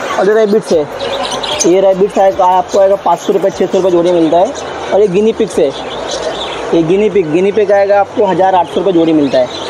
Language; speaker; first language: Hindi; native; Hindi